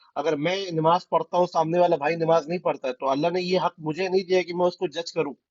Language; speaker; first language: Hindi; native; Hindi